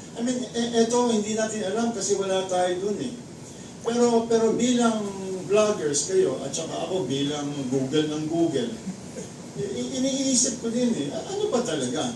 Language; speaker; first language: Filipino; native; Filipino